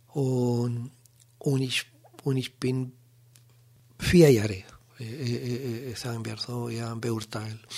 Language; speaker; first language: German; non-native, learner; Spanish